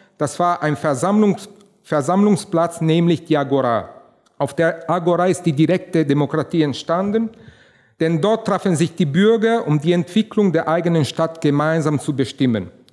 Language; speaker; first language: German; non-native, fluent; Italian